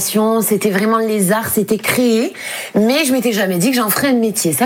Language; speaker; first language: French; native; French